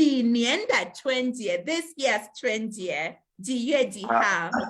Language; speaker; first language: Chinese; non-native, fluent; English